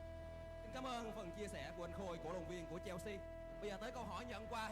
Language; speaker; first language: Vietnamese; native; Vietnamese